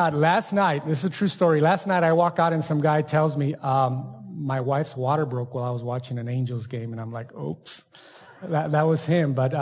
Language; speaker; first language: English; native; English